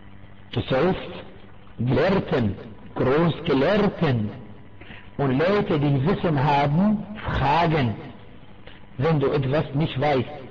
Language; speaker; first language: German; non-native, fluent; Arabic